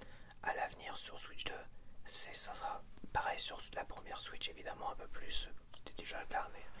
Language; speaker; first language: French; native; French